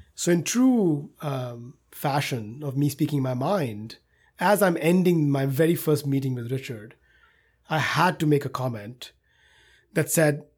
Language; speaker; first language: English; non-native, local second language; Hindi